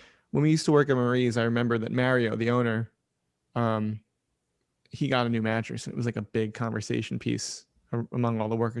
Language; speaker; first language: English; native; English